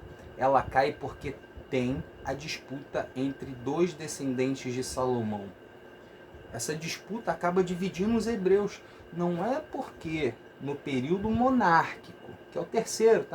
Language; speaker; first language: Portuguese; native; Portuguese